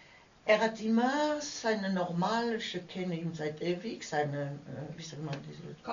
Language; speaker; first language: German; non-native, fluent; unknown